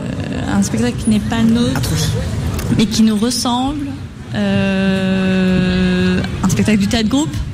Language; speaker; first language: French; native; French